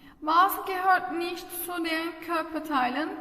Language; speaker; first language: German; non-native, fluent; Turkish